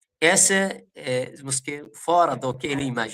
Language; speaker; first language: Portuguese; non-native, fluent; Persian